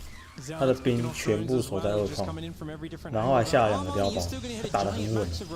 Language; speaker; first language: Chinese; native; Chinese